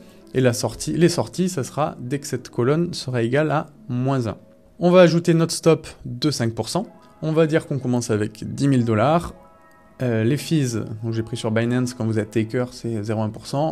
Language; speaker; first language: French; native; French